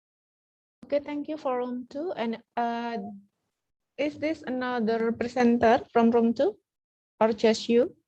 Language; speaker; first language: English; non-native, learner; Indonesian